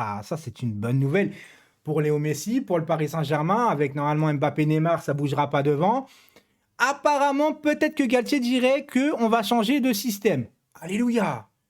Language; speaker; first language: French; native; French